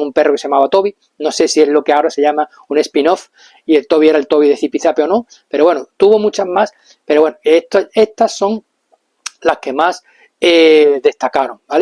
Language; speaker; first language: Spanish; native; Spanish